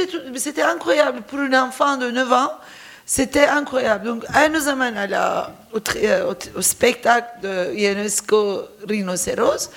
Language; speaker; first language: French; non-native, fluent; Turkish